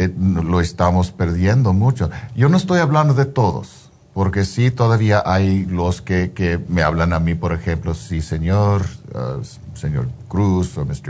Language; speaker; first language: Spanish; early bilingual, heritage; Spanish